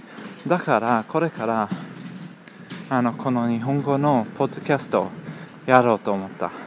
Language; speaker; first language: Japanese; non-native, learner; English